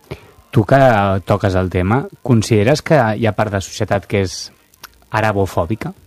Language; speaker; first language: Catalan; native; Catalan